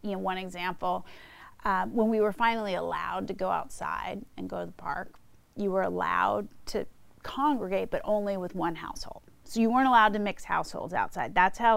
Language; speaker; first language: English; native; English